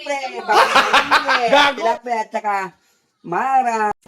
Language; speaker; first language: Filipino; non-native, local second language; Hiligaynon